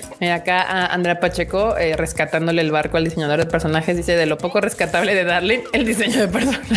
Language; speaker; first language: Spanish; native; Spanish